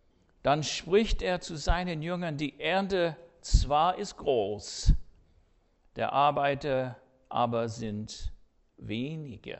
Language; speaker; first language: German; non-native, fluent; English